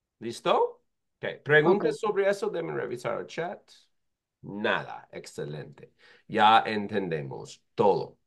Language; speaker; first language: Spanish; non-native, fluent; English